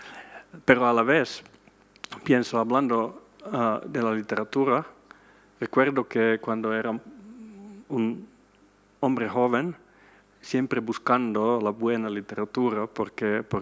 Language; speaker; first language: Spanish; non-native, fluent; Swedish